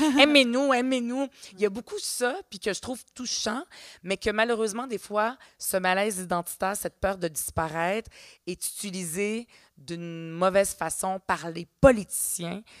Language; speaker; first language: French; early bilingual, other home language; Arabic